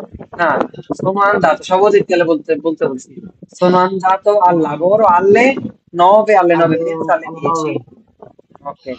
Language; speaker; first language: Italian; non-native, fluent; Bangla